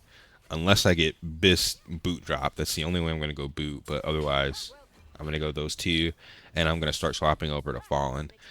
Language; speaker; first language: English; native; English